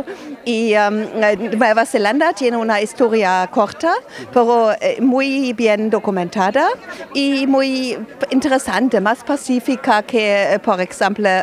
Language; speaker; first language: Spanish; non-native, fluent; German